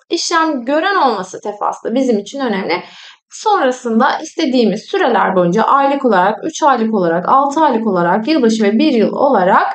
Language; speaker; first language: Turkish; native; Turkish